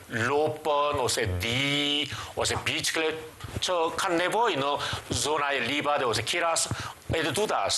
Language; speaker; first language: Albanian; non-native, learner; Korean